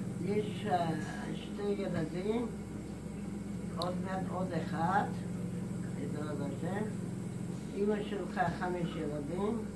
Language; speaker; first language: Hebrew; non-native, learner; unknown